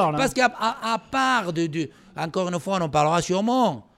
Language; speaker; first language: French; non-native, fluent; Spanish